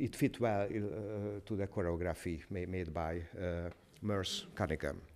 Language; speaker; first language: English; non-native, fluent; Hungarian